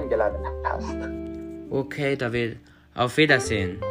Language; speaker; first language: German; non-native, learner; Spanish